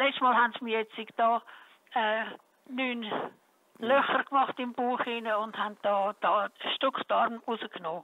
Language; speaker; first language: German; native; German